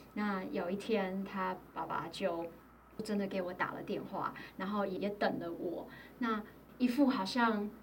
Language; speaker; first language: Chinese; native; Chinese